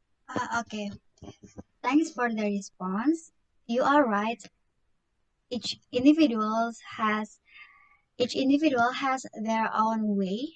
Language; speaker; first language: English; non-native, learner; Indonesian